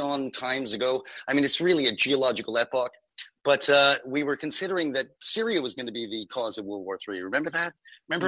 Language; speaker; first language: English; non-native, fluent; French